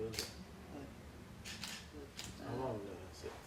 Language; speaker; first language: French; non-native, local second language; Arabic